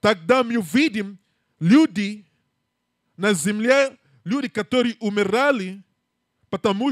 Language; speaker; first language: Russian; non-native, learner; English